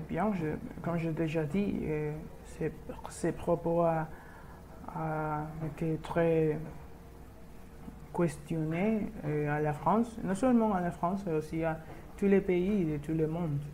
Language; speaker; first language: French; non-native, learner; Spanish